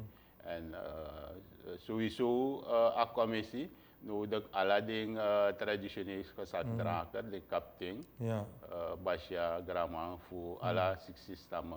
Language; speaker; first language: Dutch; non-native, local second language; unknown